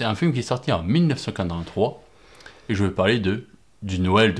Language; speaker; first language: French; native; French